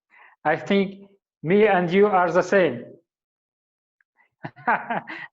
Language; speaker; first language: English; non-native, learner; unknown